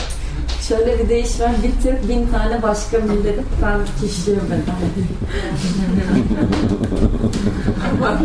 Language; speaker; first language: Turkish; native; Turkish